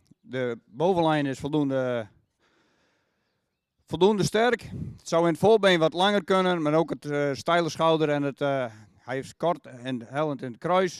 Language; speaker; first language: Dutch; native; Dutch